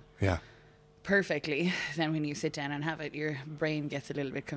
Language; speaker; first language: English; native; English